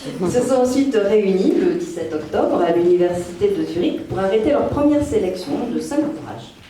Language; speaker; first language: French; native; French